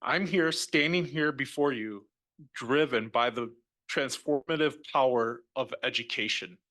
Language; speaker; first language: English; native; English